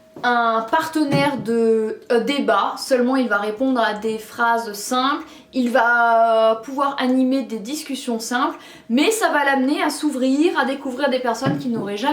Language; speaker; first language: French; native; French